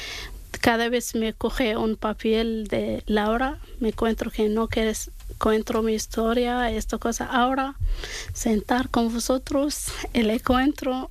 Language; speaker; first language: Spanish; non-native, learner; Arabic